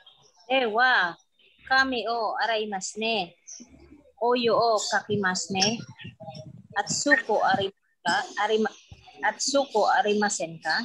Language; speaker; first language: Japanese; non-native, learner; Filipino